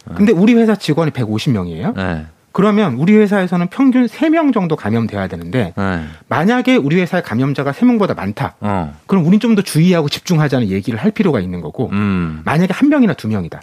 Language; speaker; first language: Korean; native; Korean